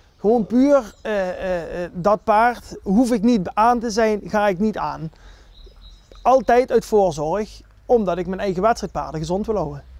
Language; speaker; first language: Dutch; native; Dutch